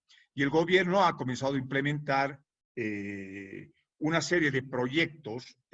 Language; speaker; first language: Spanish; native; Spanish